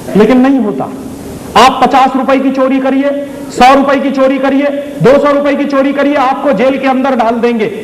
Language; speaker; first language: Hindi; native; Hindi